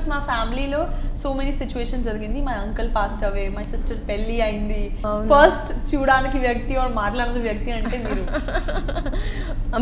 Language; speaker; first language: Telugu; non-native, learner; Gujarati